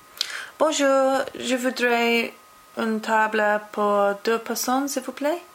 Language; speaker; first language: French; non-native, learner; English